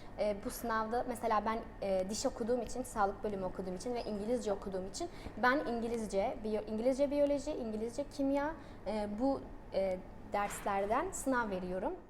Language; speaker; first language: Turkish; native; Turkish